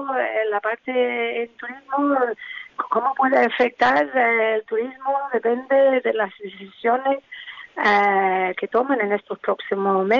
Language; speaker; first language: Spanish; non-native, learner; English